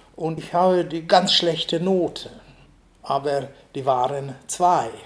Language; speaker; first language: German; non-native, fluent; Hungarian